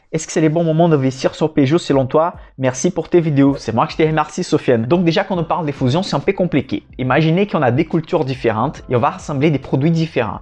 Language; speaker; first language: French; non-native, fluent; Portuguese